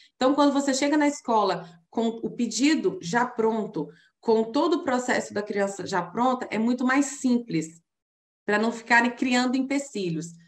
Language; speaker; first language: Portuguese; native; Portuguese